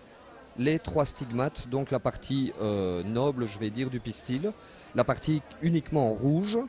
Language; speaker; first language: French; native; French